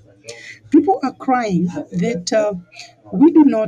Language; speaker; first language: English; non-native, local second language; Luo (Kenya and Tanzania)